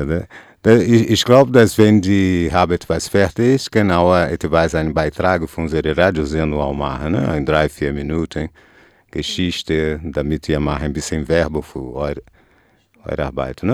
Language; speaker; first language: German; non-native, learner; Portuguese